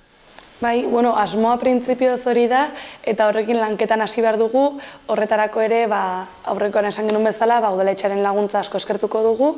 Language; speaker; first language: Basque; native; Basque